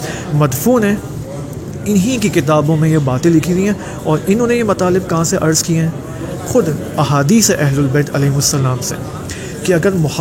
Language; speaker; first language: Urdu; native; Urdu